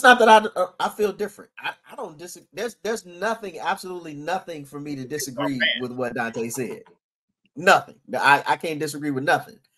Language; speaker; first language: English; native; English